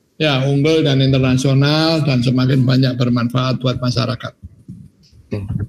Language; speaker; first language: Indonesian; non-native, local second language; Javanese